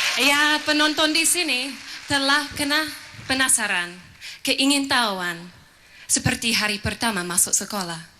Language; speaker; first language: Malay; non-native, fluent; English